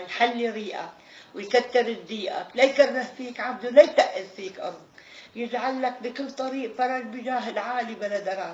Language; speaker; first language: Arabic; native; Arabic